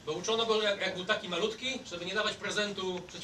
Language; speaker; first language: Polish; native; Polish